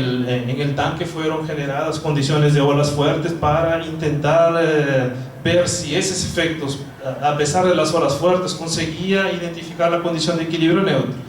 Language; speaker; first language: Spanish; non-native, fluent; Portuguese